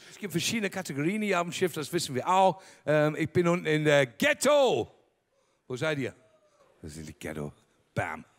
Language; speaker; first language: German; native; German